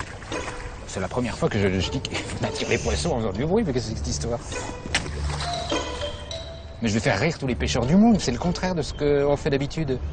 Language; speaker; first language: French; native; French